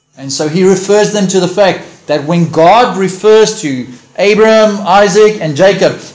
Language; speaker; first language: English; early bilingual, other home language; Afrikaans